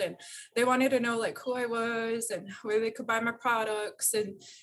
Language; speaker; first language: English; native; English